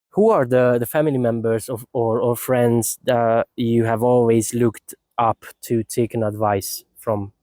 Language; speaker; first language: English; non-native, fluent; Hungarian